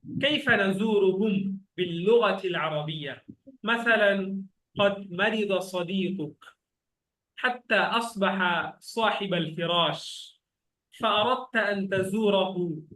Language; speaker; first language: Arabic; non-native, fluent; Bangla